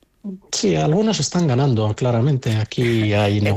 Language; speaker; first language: Spanish; native; Spanish